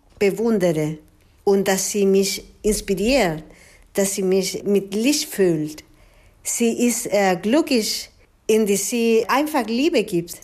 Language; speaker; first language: German; non-native, fluent; Spanish